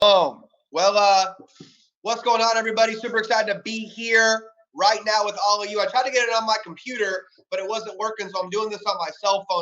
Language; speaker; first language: English; native; English